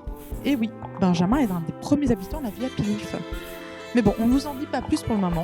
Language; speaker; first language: French; native; French